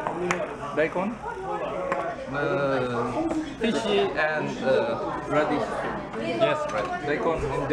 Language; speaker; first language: English; non-native, learner; Korean